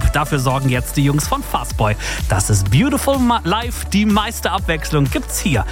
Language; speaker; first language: German; native; German